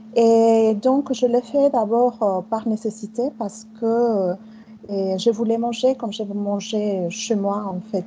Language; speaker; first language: French; non-native, fluent; Spanish